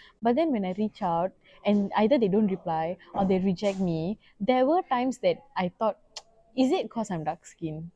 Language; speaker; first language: English; non-native, local second language; Tamil